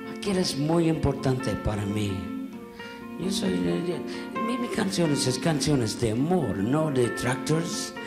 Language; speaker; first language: Spanish; non-native, learner; English